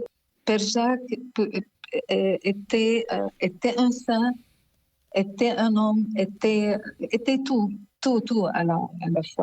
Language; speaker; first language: French; non-native, local second language; Arabic